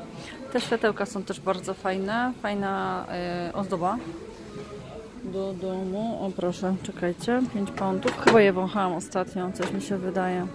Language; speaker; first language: Polish; native; Polish